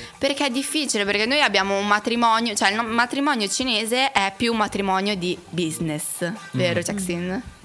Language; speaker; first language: Italian; early bilingual, other home language; Chinese